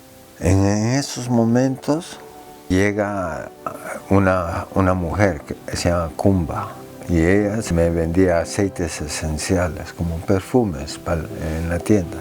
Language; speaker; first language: Spanish; early bilingual, heritage; Spanish